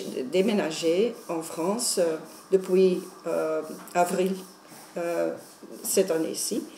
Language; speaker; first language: French; non-native, local second language; Dutch